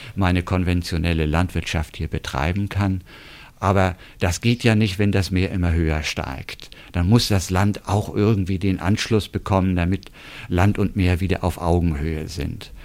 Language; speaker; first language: German; native; German